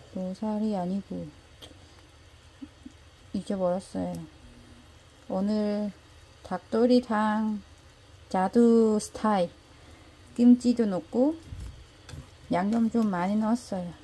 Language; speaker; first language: Korean; non-native, learner; Vietnamese